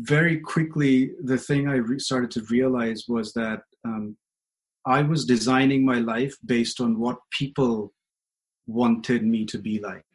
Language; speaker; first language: English; non-native, local second language; Hindi